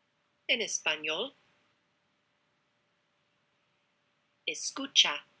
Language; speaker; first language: Spanish; non-native, fluent; English